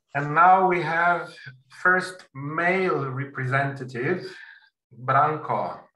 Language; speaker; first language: English; non-native, fluent; Slovenian